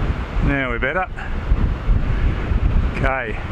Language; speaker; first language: English; native; English